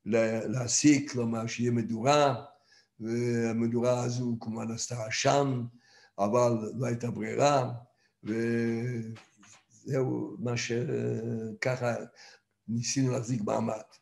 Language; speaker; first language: Hebrew; non-native, fluent; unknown